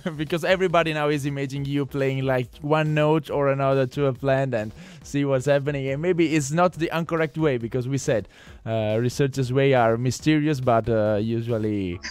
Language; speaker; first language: English; non-native, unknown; Italian